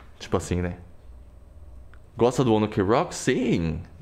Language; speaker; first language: Portuguese; non-native, fluent; Korean